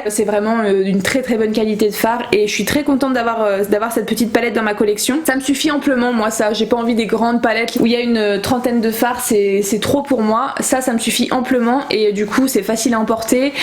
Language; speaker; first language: French; native; French